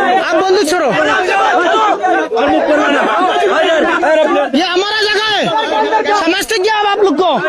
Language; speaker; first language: Hindi; non-native, learner; Bangla